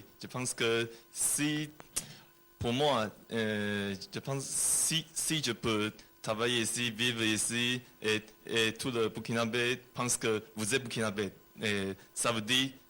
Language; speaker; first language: French; non-native, learner; Chinese